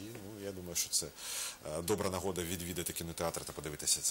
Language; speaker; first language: Ukrainian; native; Ukrainian